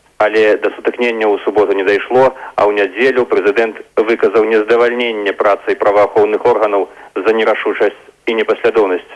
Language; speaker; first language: Belarusian; native; Belarusian